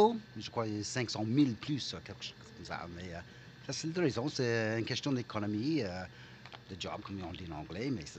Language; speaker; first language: French; non-native, local second language; English